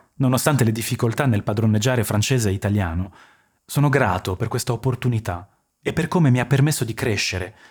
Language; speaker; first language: Italian; early bilingual, other home language; French